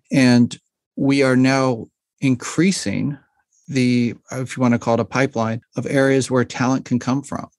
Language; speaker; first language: English; native; English